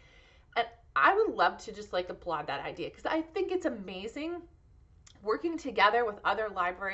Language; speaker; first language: English; native; English